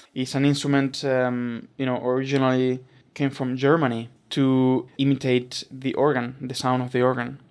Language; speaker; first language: English; non-native, fluent; Spanish